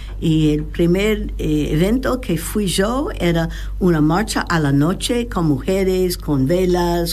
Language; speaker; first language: Spanish; non-native, fluent; English